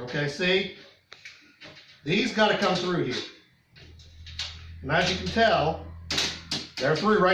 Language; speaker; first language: English; native; English